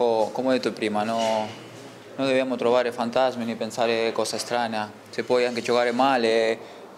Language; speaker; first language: Italian; non-native, fluent; Spanish